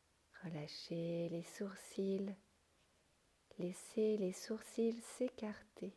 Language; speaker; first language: French; native; French